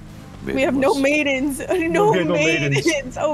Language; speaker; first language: English; native; English